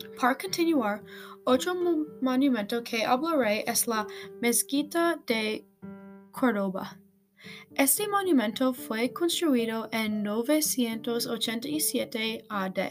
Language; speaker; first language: Spanish; non-native, learner; English